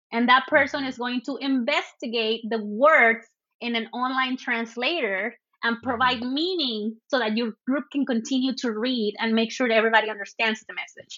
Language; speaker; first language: English; early bilingual, other home language; Spanish